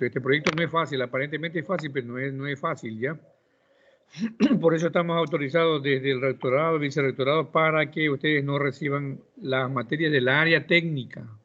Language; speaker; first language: Spanish; native; Spanish